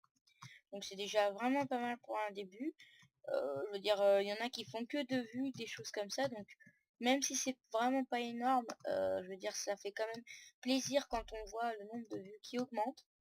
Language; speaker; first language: French; native; French